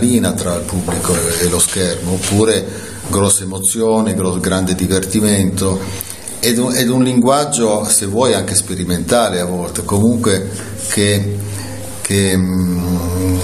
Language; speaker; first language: Italian; native; Italian